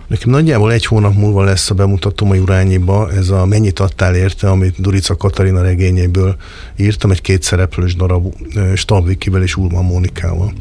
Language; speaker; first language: Hungarian; native; Hungarian